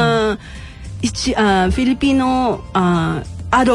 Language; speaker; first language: Japanese; non-native, learner; Filipino